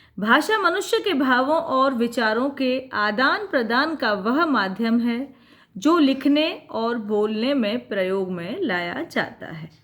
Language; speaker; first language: Hindi; native; Hindi